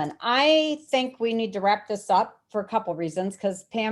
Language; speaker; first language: English; native; English